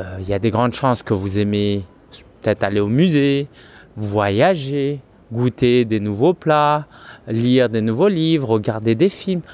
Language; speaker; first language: French; early bilingual, other home language; Chinese